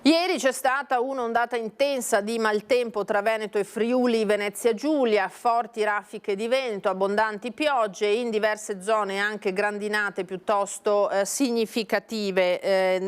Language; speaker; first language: Italian; native; Italian